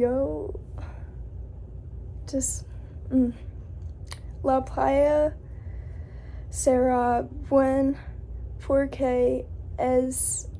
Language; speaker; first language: Spanish; non-native, learner; English